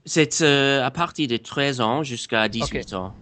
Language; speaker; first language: French; non-native, fluent; English